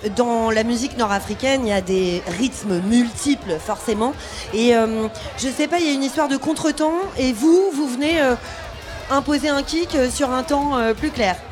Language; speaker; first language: French; native; French